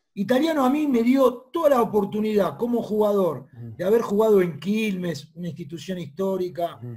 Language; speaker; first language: Spanish; native; Spanish